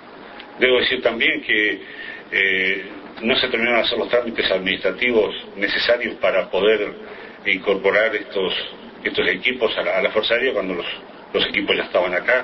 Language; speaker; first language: Spanish; native; Spanish